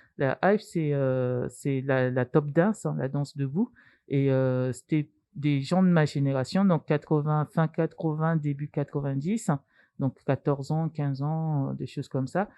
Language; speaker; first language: French; early bilingual, other home language; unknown